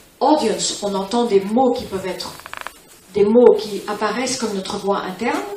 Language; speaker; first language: French; non-native, fluent; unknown